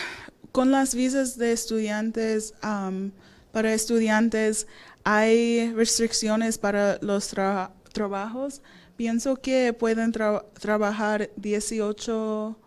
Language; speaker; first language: Spanish; non-native, fluent; English